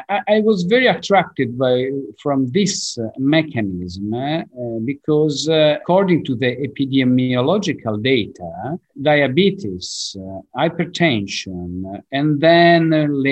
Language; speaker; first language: English; non-native, fluent; Italian